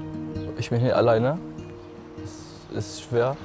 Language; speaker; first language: German; non-native, learner; Arabic